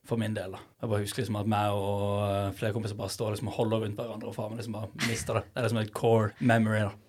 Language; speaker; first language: Norwegian; native; Norwegian